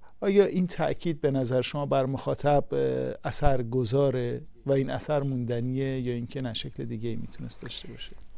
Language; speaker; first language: Persian; native; Persian